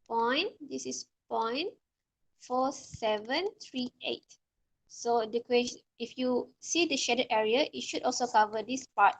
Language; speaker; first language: English; non-native, local second language; Malay